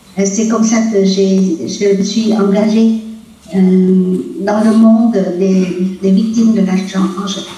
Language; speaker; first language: French; non-native, local second language; Vietnamese